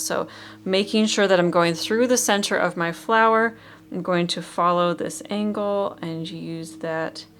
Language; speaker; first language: English; native; English